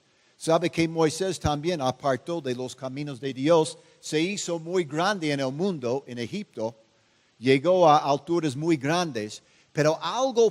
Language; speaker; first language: Spanish; non-native, fluent; English